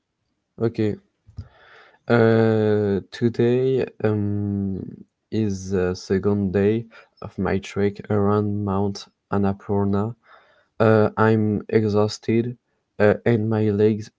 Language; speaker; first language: English; non-native, learner; French